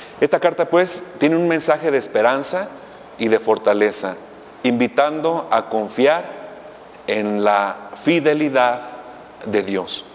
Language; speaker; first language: Spanish; native; Spanish